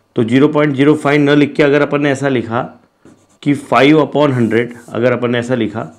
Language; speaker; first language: Hindi; non-native, local second language; Marathi